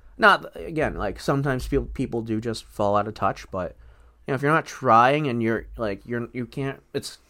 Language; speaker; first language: English; native; English